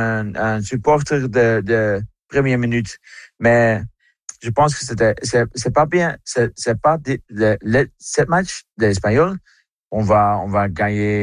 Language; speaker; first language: French; non-native, learner; Dutch